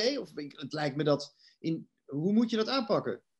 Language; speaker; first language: Dutch; native; Dutch